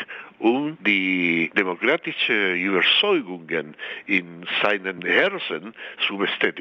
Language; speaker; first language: German; non-native, fluent; Spanish